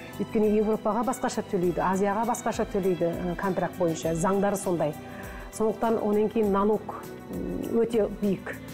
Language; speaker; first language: Kazakh; early bilingual, heritage; Kazakh